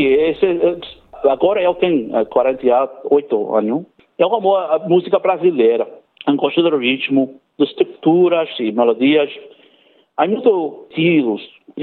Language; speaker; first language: Portuguese; non-native, learner; English